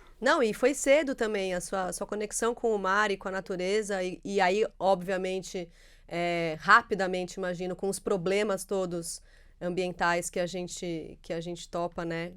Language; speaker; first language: Portuguese; native; Portuguese